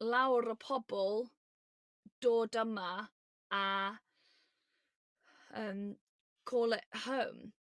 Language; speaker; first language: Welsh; non-native, learner; English